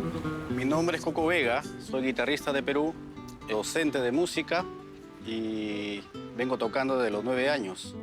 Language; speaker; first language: Spanish; native; Spanish